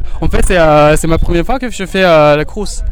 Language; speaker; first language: French; non-native, learner; Chinese